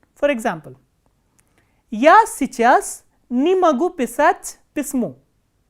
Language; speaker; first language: Russian; non-native, fluent; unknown